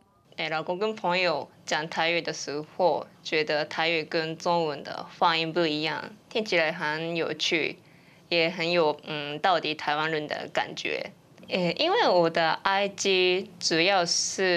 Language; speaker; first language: Chinese; non-native, fluent; Japanese